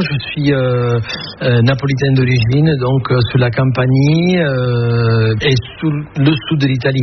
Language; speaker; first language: French; non-native, fluent; Italian